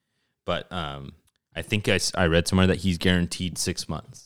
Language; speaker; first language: English; early bilingual, other home language; Spanish